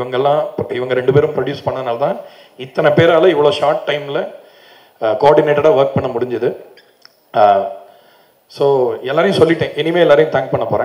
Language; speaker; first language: Tamil; native; Tamil